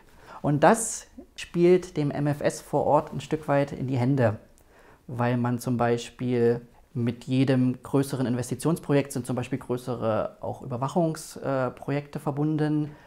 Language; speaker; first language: German; native; German